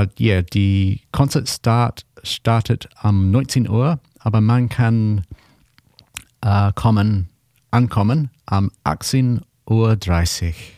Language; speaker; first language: German; non-native, learner; English